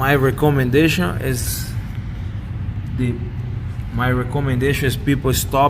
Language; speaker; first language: English; non-native, learner; Portuguese